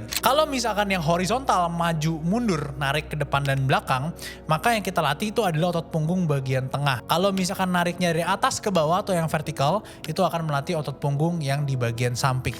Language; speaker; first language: Indonesian; native; Indonesian